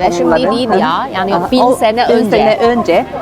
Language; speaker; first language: Turkish; non-native, fluent; Chinese